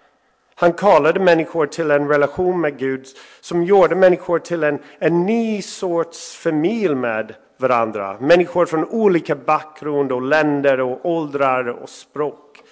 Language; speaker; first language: Swedish; non-native, fluent; English